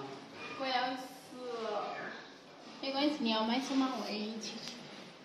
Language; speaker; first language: Chinese; non-native, learner; Nepali